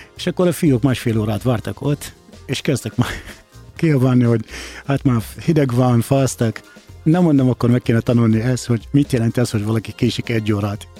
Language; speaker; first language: Hungarian; non-native, fluent; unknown